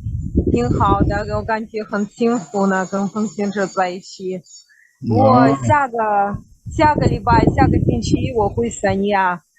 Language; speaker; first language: Chinese; non-native, fluent; Russian